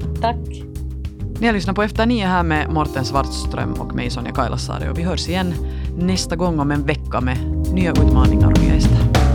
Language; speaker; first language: Swedish; native; Swedish